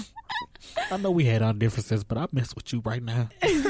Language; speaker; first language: English; native; English